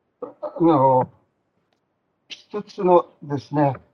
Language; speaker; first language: Japanese; non-native, fluent; Chinese